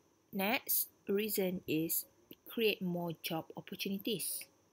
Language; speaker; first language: English; non-native, local second language; Malay